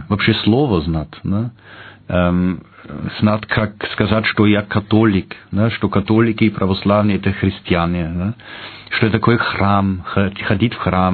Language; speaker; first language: Russian; non-native, fluent; German